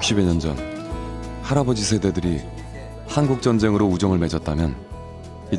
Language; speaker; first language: Korean; native; Korean